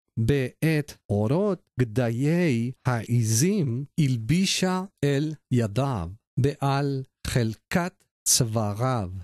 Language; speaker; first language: Hebrew; non-native, learner; Spanish